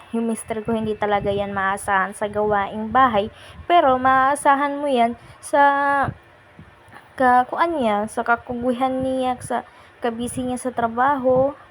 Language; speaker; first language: Filipino; non-native, local second language; Waray